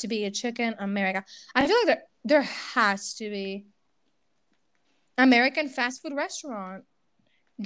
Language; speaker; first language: English; non-native, fluent; Spanish